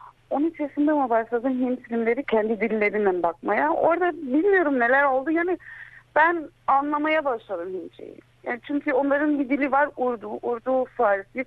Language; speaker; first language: Turkish; early bilingual, heritage; Turkish